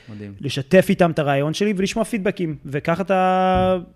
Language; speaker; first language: Hebrew; early bilingual, heritage; Hebrew